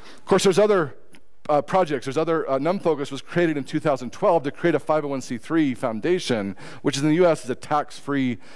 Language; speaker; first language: English; native; English